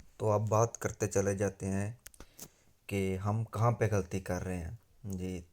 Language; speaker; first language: Urdu; non-native, local second language; Punjabi